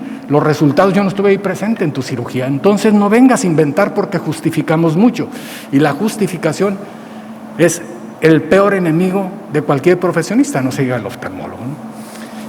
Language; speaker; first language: Spanish; native; Spanish